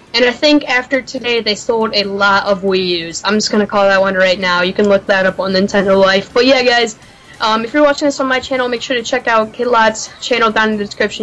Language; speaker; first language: English; native; English